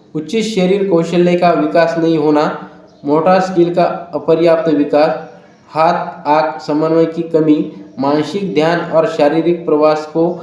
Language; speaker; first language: Hindi; non-native, local second language; Marathi